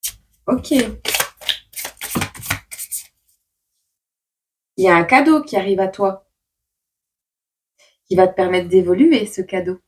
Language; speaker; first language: French; native; French